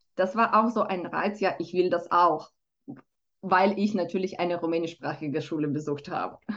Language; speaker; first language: German; non-native, fluent; Romanian